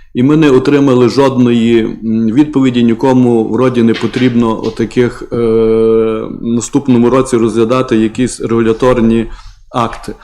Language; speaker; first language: Ukrainian; native; Ukrainian